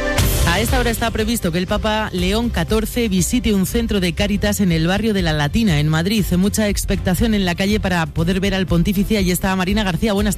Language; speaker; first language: Spanish; native; Spanish